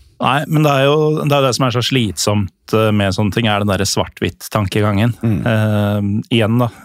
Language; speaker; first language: Norwegian; native; Norwegian